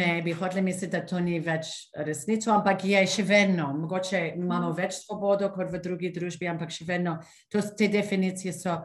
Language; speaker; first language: Slovenian; non-native, fluent; English